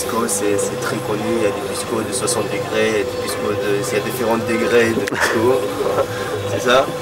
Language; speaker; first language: French; non-native, fluent; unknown